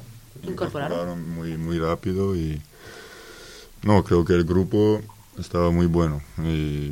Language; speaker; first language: Spanish; non-native, fluent; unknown